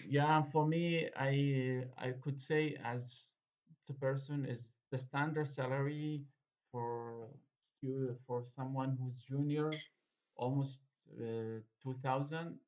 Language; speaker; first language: English; non-native, fluent; Arabic